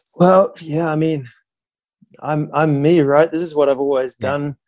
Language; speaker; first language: English; native; English